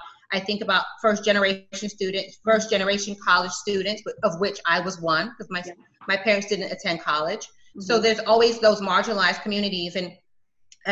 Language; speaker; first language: English; native; English